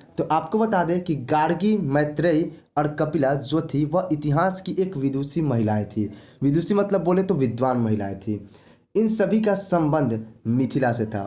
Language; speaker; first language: Hindi; native; Hindi